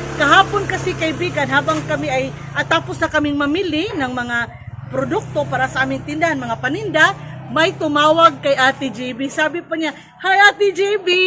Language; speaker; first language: Filipino; non-native, local second language; Cebuano